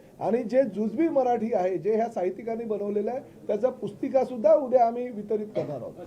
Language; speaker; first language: Marathi; native; Marathi